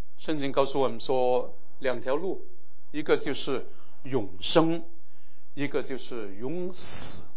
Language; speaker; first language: Chinese; non-native, local second language; Cantonese